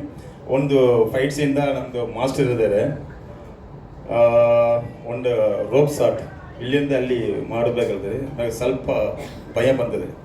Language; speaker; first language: Kannada; non-native, learner; Tamil